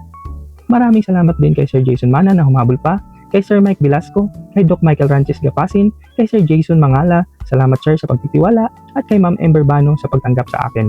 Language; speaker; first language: Filipino; native; Filipino